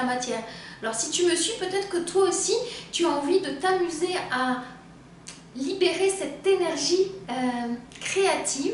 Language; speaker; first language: French; native; French